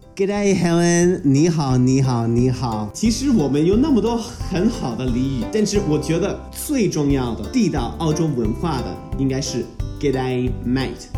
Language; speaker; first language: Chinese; non-native, fluent; English